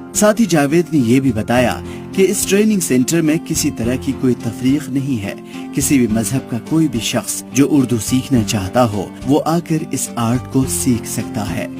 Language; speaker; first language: Urdu; native; Urdu